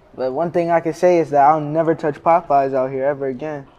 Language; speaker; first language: English; native; English